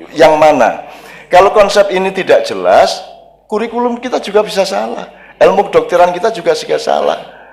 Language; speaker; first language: Indonesian; non-native, local second language; Javanese